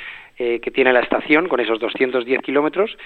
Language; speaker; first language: Spanish; native; Spanish